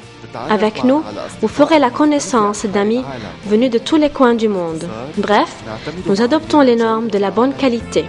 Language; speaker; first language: French; non-native, local second language; Arabic